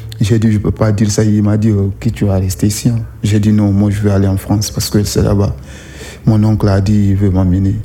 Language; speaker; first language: French; non-native, local second language; Susu